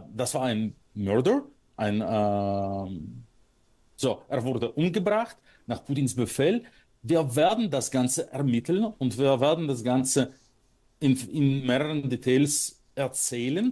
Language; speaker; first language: German; non-native, fluent; Russian